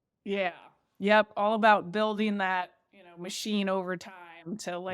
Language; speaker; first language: English; native; English